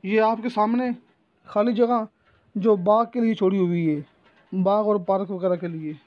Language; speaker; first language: Urdu; non-native, local second language; Punjabi